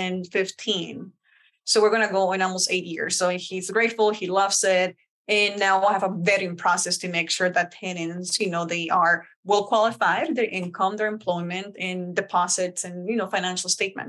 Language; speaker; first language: English; early bilingual, other home language; Spanish